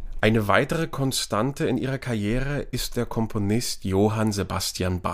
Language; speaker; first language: German; native; German